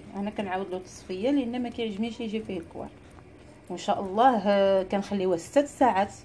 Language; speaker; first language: Arabic; native; Arabic